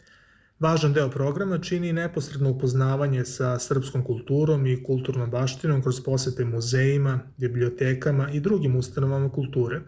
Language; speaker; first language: Serbian; native; Serbian